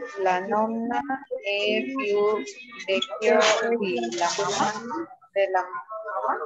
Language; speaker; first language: Italian; non-native, learner; Spanish